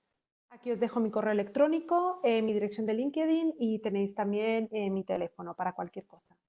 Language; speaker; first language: Spanish; native; Spanish